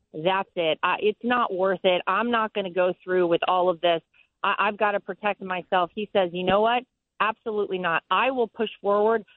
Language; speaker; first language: English; native; English